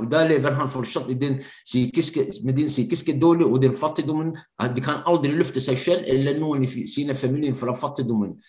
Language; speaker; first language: Norwegian; non-native, fluent; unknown